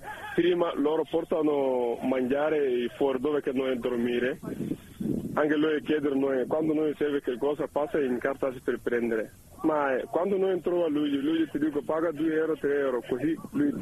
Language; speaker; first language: Italian; non-native, learner; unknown